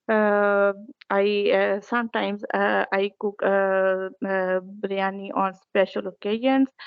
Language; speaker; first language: English; non-native, learner; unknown